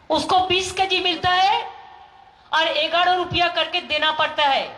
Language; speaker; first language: Hindi; non-native, local second language; Bangla